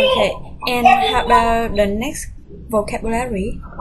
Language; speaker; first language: English; non-native, fluent; Vietnamese